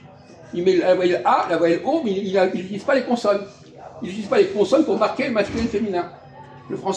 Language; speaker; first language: French; native; French